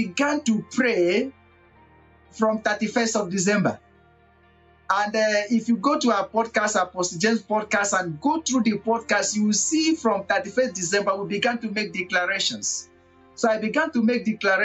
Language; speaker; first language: English; non-native, local second language; Igbo